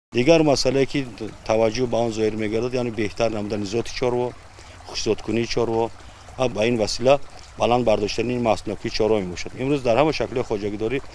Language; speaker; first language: Tajik; native; Tajik